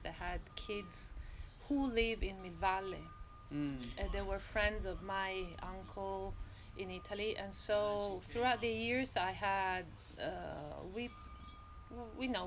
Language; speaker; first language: English; non-native, fluent; Italian